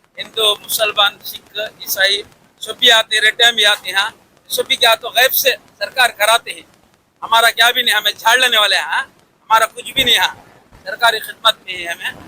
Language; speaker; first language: Hindi; non-native, local second language; Urdu